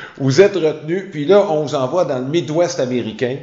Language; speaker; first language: French; native; French